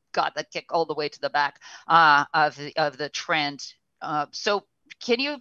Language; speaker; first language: English; non-native, fluent; Portuguese